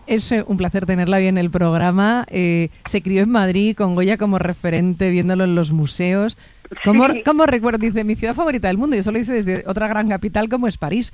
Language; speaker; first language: Spanish; native; Spanish